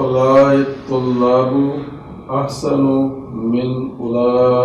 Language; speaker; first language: Arabic; non-native, learner; Urdu